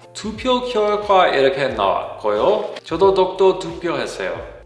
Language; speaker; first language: Korean; non-native, fluent; English